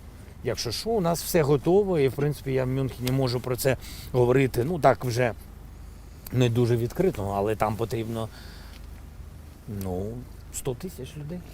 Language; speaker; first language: Ukrainian; non-native, local second language; Russian